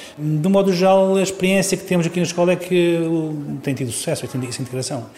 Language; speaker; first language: Portuguese; native; Portuguese